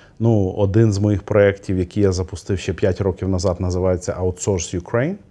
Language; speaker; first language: Ukrainian; non-native, local second language; Russian